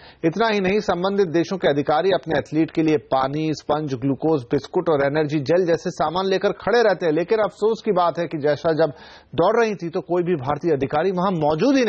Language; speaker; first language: Hindi; native; Hindi